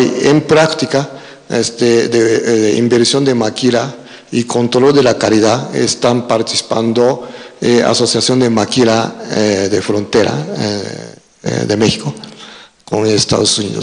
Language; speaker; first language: Spanish; non-native, fluent; Japanese